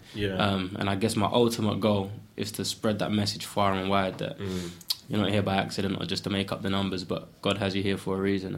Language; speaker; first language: English; native; English